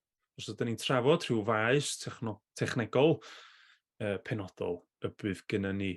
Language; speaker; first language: Welsh; native; Welsh